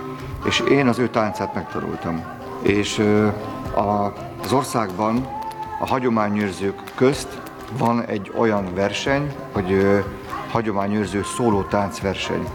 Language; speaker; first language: Hungarian; native; Hungarian